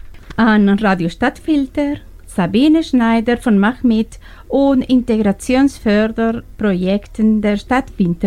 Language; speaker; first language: German; non-native, learner; Spanish